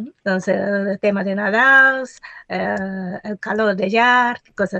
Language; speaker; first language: Catalan; non-native, fluent; Japanese